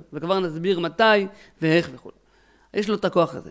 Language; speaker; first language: Hebrew; native; Hebrew